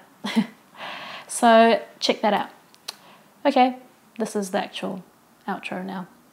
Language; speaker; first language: English; early bilingual, other home language; Indonesian